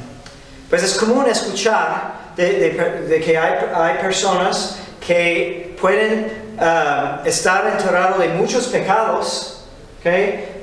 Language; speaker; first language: Spanish; non-native, fluent; English